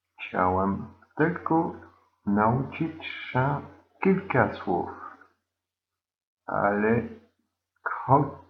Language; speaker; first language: Polish; non-native, learner; French